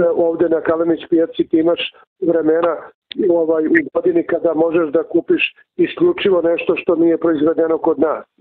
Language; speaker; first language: Serbian; native; Serbian